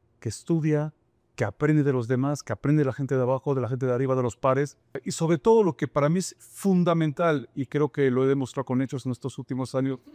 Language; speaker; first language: Spanish; non-native, fluent; French